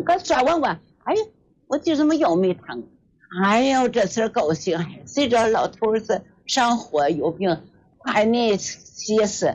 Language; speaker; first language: Chinese; native; Chinese